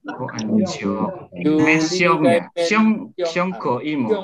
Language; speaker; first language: Cantonese; non-native, learner; Indonesian